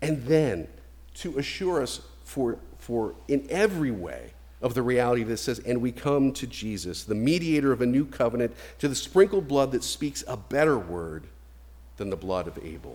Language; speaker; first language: English; native; English